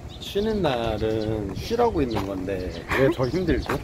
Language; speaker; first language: Korean; native; Korean